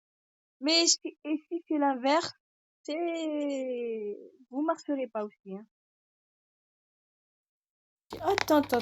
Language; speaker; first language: French; native; French